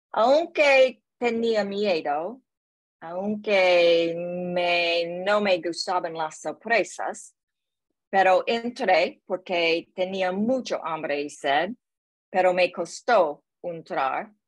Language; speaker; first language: Spanish; non-native, learner; English